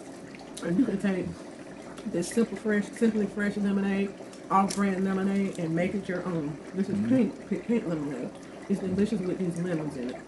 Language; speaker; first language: English; native; English